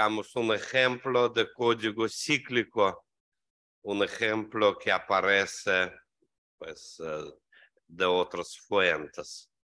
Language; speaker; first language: Spanish; non-native, learner; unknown